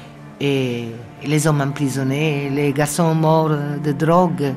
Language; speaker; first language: French; non-native, fluent; Italian